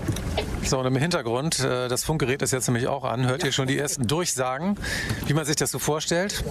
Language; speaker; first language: German; native; German